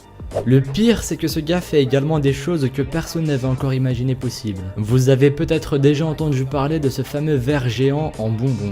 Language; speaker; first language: French; native; French